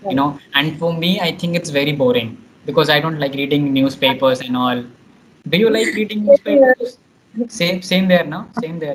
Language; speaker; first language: English; non-native, local second language; Hindi